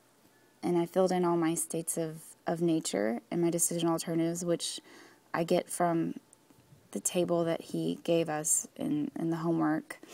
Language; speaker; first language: English; native; English